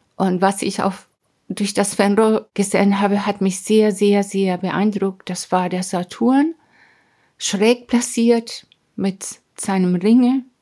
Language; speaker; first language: German; non-native, fluent; Spanish